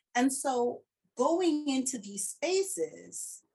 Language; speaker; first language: English; early bilingual, other home language; Spanish